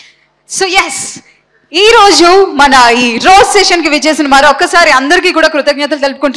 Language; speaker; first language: Telugu; native; Telugu